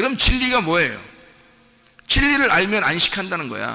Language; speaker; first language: Korean; native; Korean